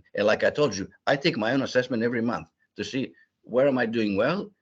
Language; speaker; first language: English; early bilingual, other home language; Greek